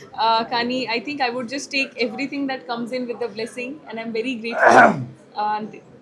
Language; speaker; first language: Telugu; non-native, learner; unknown